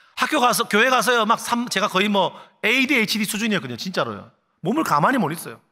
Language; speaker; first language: Korean; native; Korean